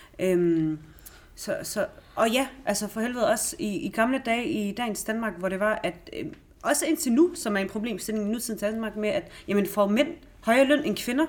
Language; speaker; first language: Danish; early bilingual, other home language; Arabic